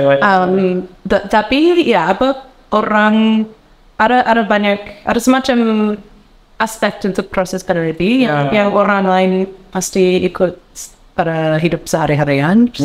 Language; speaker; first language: Indonesian; non-native, learner; English